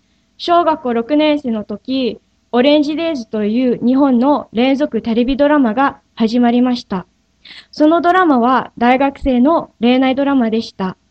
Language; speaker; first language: Japanese; non-native, fluent; English